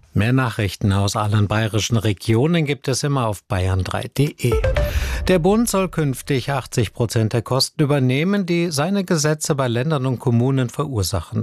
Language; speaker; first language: German; native; German